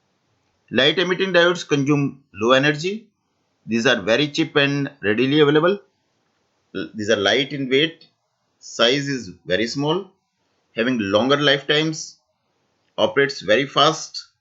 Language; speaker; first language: English; non-native, local second language; Hindi